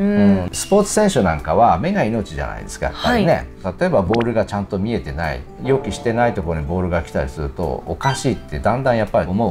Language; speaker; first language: Japanese; native; Japanese